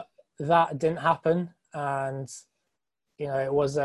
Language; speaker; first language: English; native; English